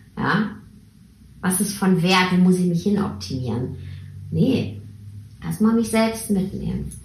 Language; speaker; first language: German; early bilingual, other home language; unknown